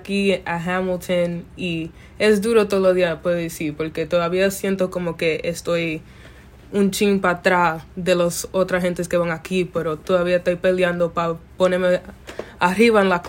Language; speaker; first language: Spanish; early bilingual, other home language; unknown